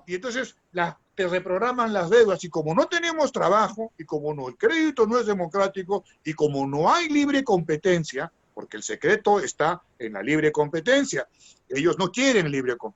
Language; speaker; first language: Spanish; native; Spanish